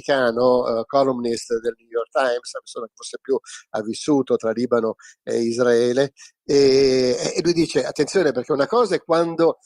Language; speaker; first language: Italian; native; Italian